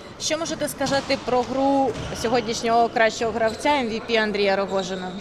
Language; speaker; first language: Ukrainian; native; Ukrainian